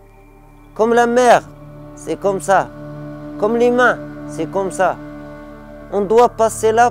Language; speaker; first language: French; non-native, learner; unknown